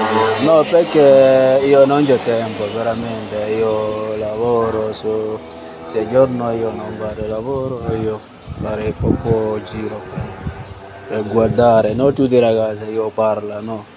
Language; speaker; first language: Italian; non-native, learner; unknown